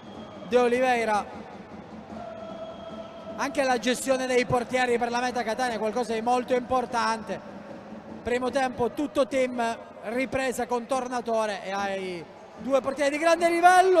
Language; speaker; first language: Italian; native; Italian